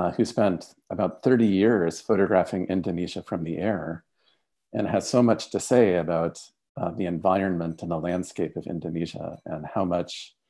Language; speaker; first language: English; native; English